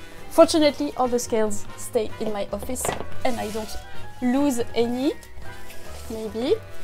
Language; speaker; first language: English; non-native, fluent; French